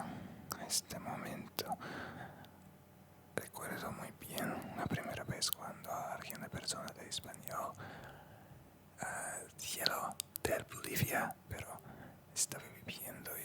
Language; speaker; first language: Spanish; non-native, learner; Russian